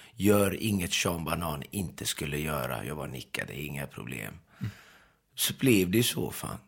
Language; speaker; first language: Swedish; early bilingual, other home language; Persian